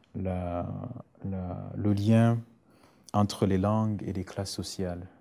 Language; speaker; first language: French; non-native, local second language; Rundi